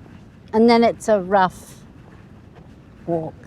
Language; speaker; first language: English; native; English